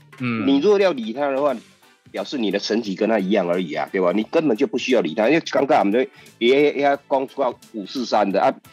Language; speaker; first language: Chinese; native; Chinese